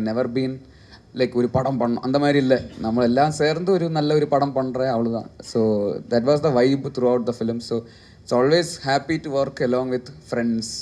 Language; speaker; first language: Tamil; non-native, learner; Malayalam